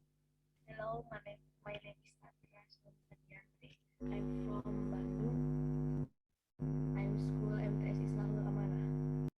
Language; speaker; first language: English; non-native, learner; Indonesian